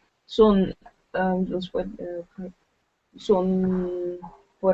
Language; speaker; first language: Spanish; non-native, learner; Dutch